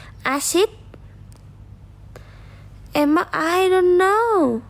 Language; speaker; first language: English; non-native, learner; Indonesian